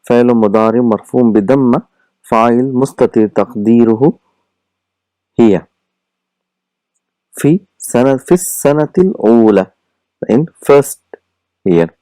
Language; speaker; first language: Arabic; non-native, fluent; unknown